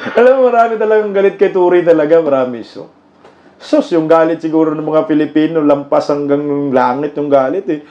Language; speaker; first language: Filipino; non-native, local second language; Cebuano